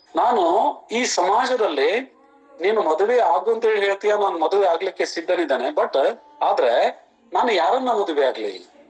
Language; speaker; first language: Kannada; non-native, local second language; Lambadi